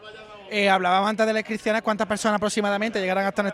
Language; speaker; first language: Spanish; native; Spanish